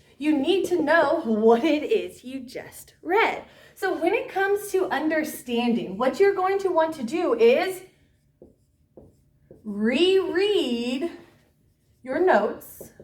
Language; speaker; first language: English; native; English